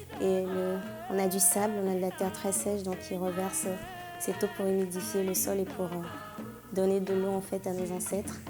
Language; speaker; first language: French; non-native, local second language; Ewe